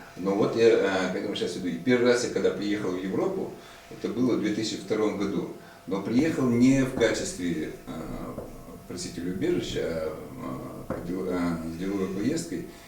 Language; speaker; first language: Russian; non-native, local second language; Chechen